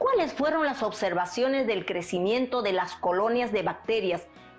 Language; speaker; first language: Spanish; native; Spanish